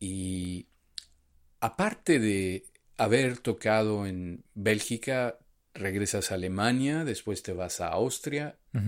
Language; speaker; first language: Spanish; native; Spanish